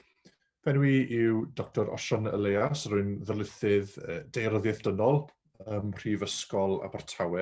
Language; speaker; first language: Welsh; native; Welsh